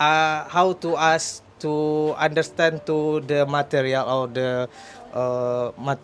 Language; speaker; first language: English; non-native, learner; Indonesian